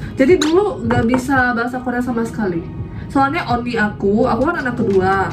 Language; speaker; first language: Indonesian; early bilingual, other home language; Korean